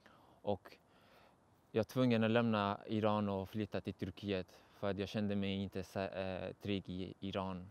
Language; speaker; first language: Swedish; non-native, learner; Persian